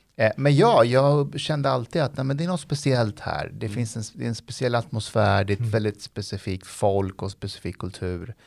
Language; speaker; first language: Swedish; early bilingual, other home language; Persian